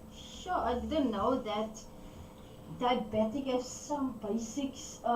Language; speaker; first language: English; non-native, local second language; Afrikaans